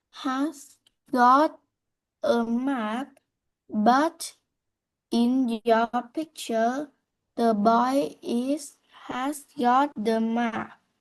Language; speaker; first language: English; non-native, learner; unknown